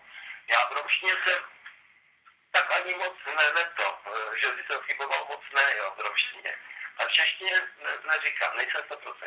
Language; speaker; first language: Czech; non-native, local second language; Romany